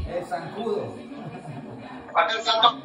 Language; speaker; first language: Spanish; native; Spanish